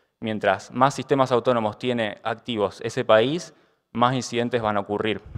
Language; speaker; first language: Spanish; native; Spanish